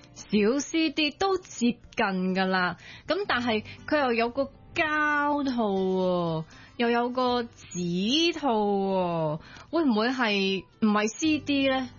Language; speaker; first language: Cantonese; native; Cantonese